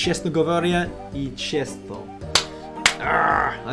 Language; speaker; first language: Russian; non-native, learner; English